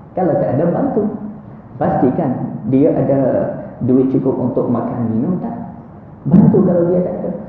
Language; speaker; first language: Malay; non-native, fluent; Arabic